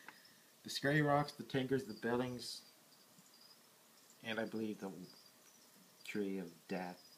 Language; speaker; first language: English; native; English